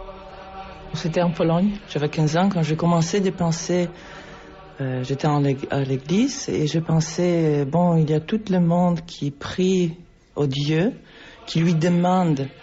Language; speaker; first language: French; non-native, fluent; Polish